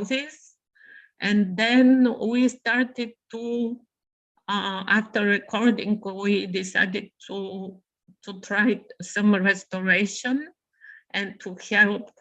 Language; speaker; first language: English; non-native, fluent; Bulgarian